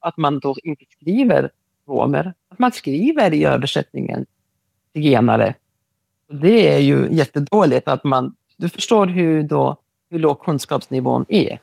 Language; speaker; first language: Swedish; non-native, local second language; Romany